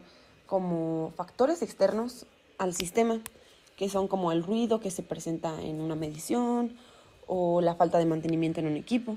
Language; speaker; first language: Spanish; native; Spanish